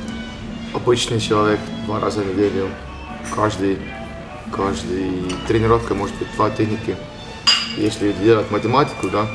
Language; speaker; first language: Russian; non-native, learner; Estonian